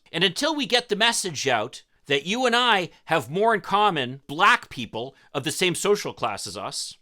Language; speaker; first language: English; native; English